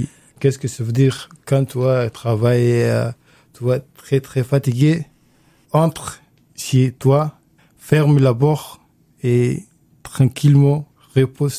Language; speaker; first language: French; non-native, learner; Arabic